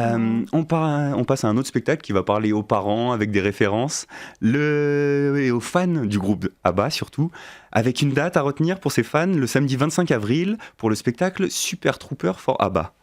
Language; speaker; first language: French; native; French